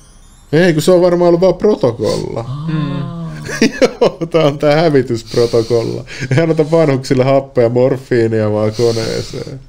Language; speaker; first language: Finnish; native; Finnish